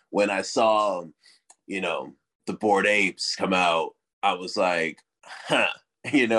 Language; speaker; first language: English; native; English